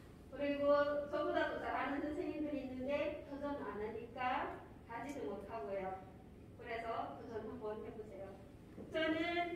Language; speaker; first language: Korean; non-native, fluent; Filipino